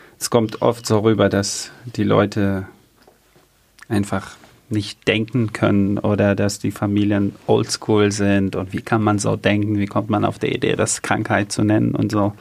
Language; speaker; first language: German; non-native, fluent; Arabic